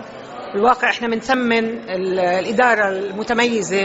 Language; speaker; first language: Arabic; native; Arabic